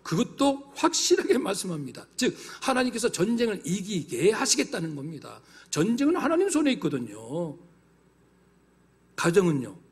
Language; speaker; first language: Korean; native; Korean